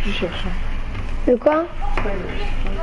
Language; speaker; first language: French; native; French